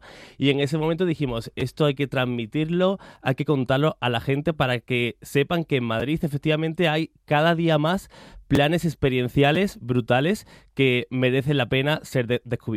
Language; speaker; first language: Spanish; native; Spanish